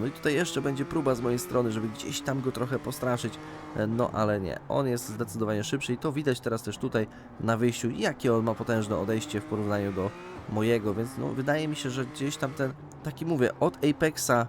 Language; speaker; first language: Polish; native; Polish